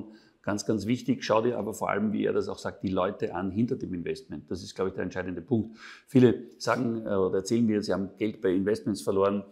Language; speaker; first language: German; native; German